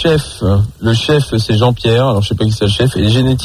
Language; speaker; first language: French; native; French